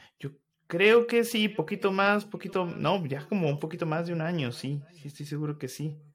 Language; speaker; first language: Spanish; native; Spanish